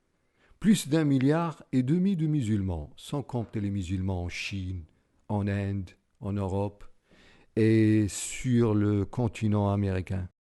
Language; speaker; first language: French; non-native, local second language; Arabic